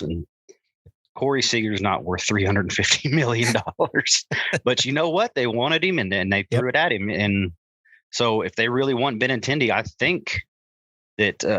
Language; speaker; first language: English; native; English